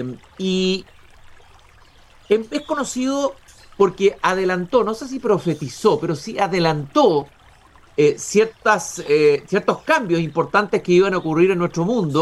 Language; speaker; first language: Spanish; native; Spanish